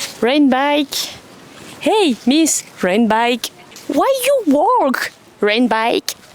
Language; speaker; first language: English; non-native, learner; French